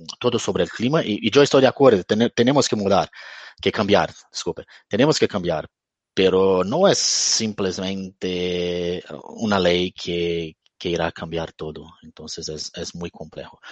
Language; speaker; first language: Spanish; non-native, fluent; Portuguese